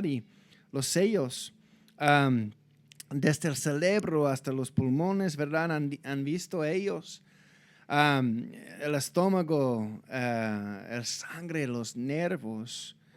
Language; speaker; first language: Spanish; non-native, fluent; English